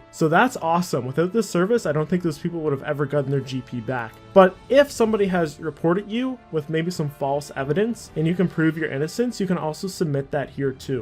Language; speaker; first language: English; native; English